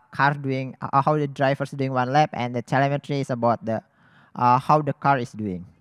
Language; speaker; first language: English; non-native, fluent; Indonesian